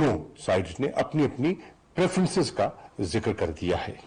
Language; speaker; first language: Urdu; native; Urdu